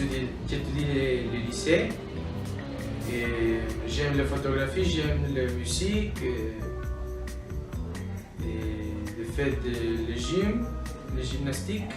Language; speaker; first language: French; non-native, learner; Spanish